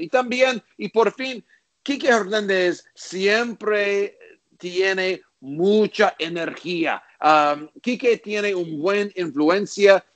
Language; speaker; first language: Spanish; non-native, learner; English